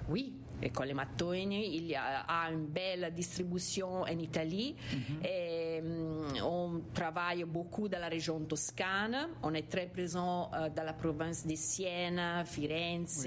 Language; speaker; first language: French; non-native, fluent; Italian